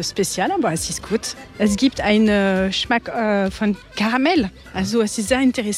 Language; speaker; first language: German; non-native, learner; French